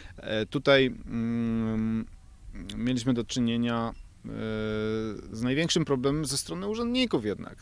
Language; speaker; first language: Polish; native; Polish